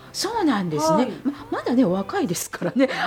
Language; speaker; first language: Japanese; native; Japanese